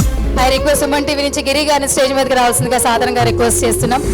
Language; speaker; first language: Telugu; native; Telugu